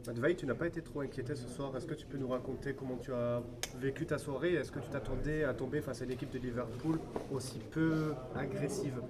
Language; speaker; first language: French; native; French